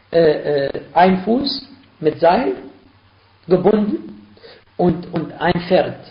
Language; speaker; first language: German; non-native, fluent; Arabic